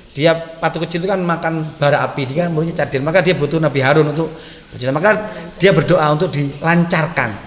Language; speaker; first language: Indonesian; native; Indonesian